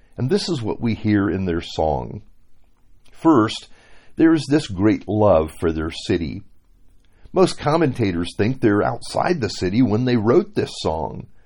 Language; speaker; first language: English; native; English